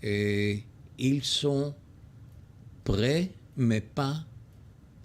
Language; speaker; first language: French; non-native, learner; Hebrew